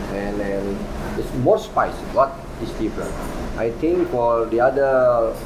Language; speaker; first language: English; non-native, learner; Indonesian